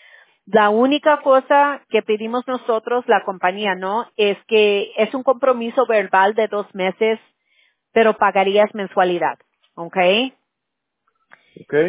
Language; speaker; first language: Spanish; early bilingual, heritage; Spanish